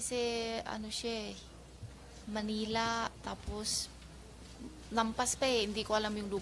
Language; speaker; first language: Filipino; non-native, learner; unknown